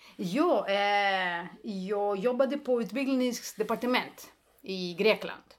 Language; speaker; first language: Swedish; non-native, fluent; Greek